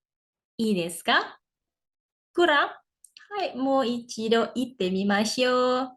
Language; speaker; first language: Japanese; non-native, fluent; Indonesian